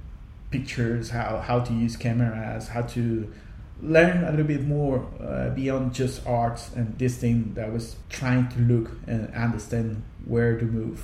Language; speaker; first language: English; non-native, fluent; Spanish